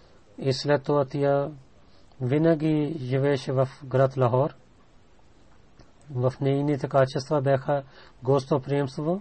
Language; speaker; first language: Bulgarian; non-native, learner; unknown